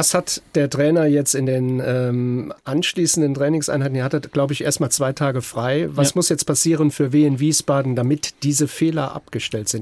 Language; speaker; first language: German; native; German